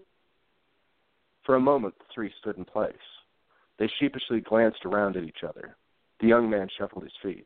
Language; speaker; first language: English; native; English